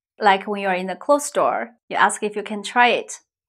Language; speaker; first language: English; non-native, fluent; Chinese